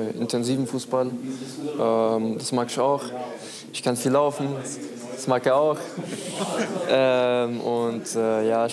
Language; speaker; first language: German; native; German